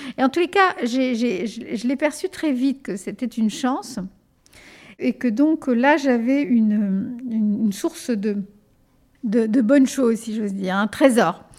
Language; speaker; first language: French; early bilingual, other home language; Spanish